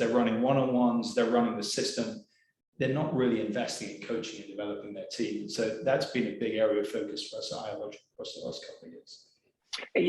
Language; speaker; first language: English; native; English